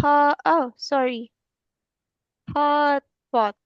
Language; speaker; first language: English; non-native, fluent; Filipino